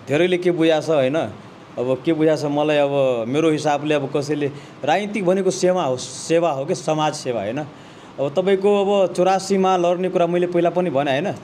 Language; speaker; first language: Nepali; non-native, local second language; Maithili